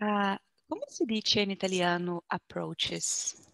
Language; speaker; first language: Italian; non-native, learner; Portuguese